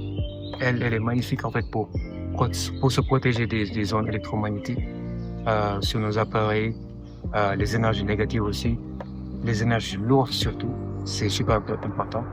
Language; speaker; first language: French; non-native, local second language; Wolof